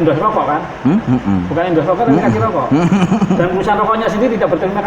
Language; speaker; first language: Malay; non-native, local second language; Javanese